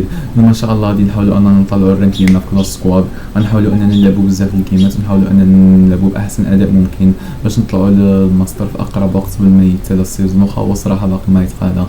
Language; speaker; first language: Arabic; native; Arabic